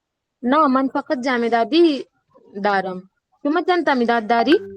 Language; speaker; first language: Persian; non-native, learner; Urdu